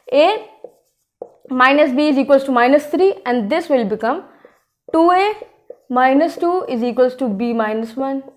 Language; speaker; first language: English; non-native, local second language; Hindi